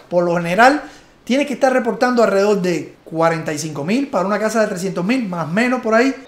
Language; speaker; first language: Spanish; native; Spanish